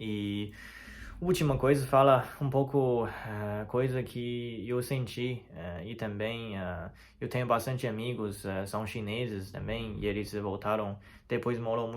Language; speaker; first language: Portuguese; non-native, fluent; Chinese